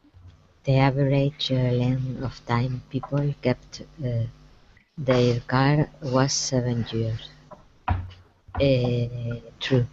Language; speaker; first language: English; non-native, learner; Spanish